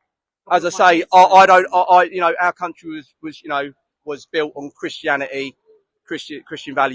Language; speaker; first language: English; native; English